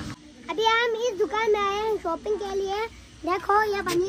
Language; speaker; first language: Hindi; non-native, local second language; Khowar